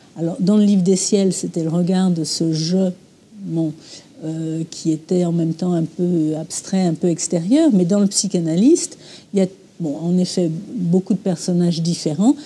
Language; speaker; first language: French; early bilingual, other home language; English